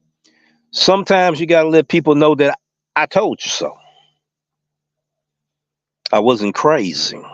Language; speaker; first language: English; native; English